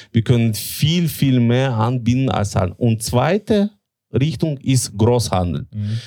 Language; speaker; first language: German; non-native, fluent; Russian